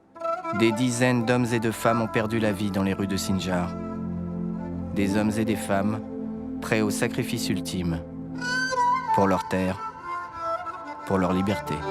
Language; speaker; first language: French; native; French